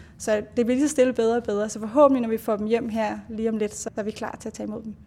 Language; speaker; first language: Danish; native; Danish